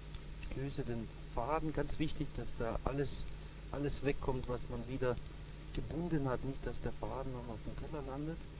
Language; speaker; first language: German; native; German